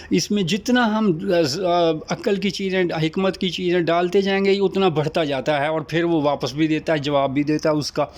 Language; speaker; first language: Urdu; non-native, local second language; Saraiki